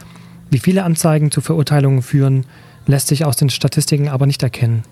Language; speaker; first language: German; native; German